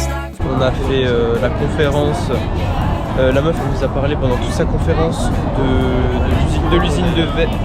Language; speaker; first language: French; native; French